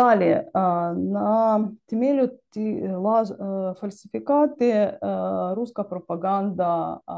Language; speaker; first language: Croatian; non-native, learner; Ukrainian